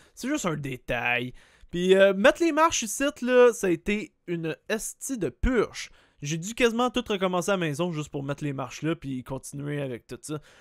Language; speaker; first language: French; native; French